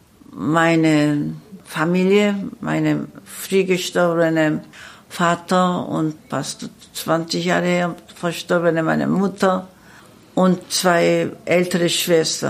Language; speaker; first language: German; non-native, learner; Korean